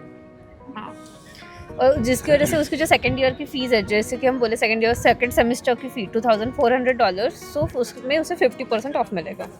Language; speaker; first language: Hindi; native; Hindi